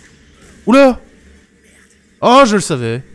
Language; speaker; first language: French; native; French